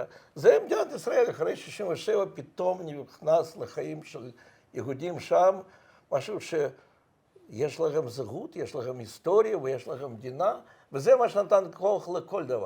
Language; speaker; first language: Hebrew; non-native, fluent; Russian